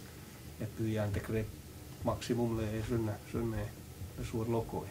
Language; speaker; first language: French; non-native, learner; Finnish